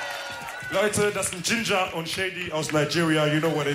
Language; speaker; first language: German; early bilingual, other home language; Wolof